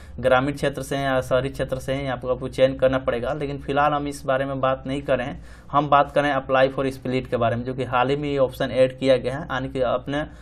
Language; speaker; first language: Hindi; native; Hindi